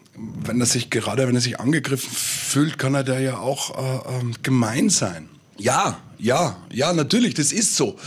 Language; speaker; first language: German; native; German